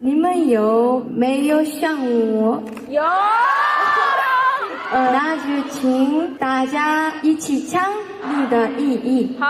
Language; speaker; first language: Chinese; non-native, learner; Korean